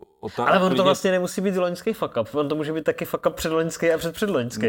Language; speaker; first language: Czech; native; Czech